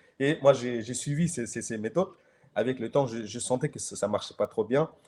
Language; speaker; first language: French; non-native, fluent; Kyrgyz